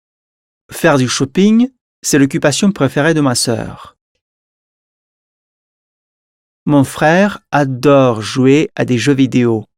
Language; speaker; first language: French; non-native, fluent; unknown